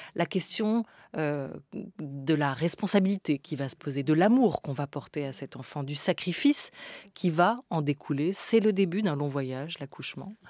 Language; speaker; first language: French; native; French